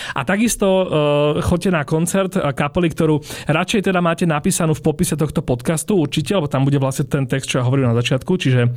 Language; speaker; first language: Slovak; native; Slovak